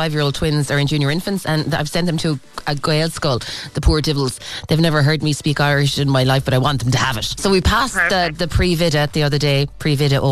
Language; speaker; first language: English; native; English